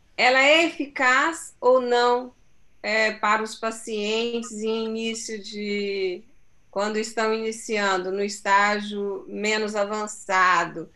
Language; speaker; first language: Portuguese; native; Portuguese